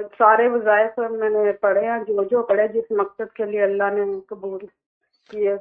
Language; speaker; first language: Urdu; native; Urdu